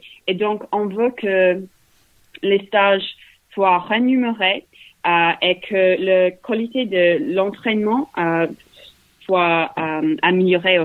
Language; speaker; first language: French; non-native, learner; English